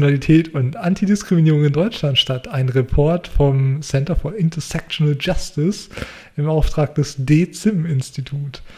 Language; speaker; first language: German; native; German